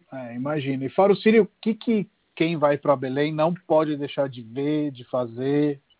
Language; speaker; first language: Portuguese; non-native, fluent; Italian